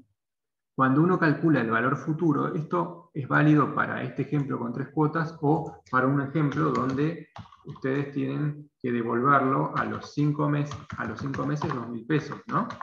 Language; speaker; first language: Spanish; native; Spanish